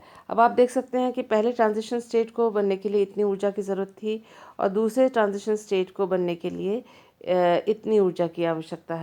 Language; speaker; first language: Hindi; native; Hindi